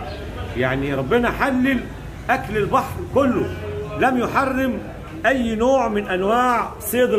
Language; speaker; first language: Arabic; native; Arabic